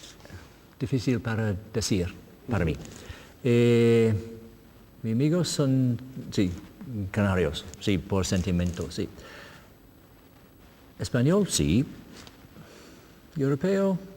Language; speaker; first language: Spanish; non-native, learner; English